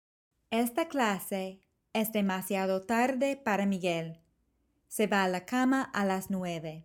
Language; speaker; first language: Spanish; non-native, fluent; English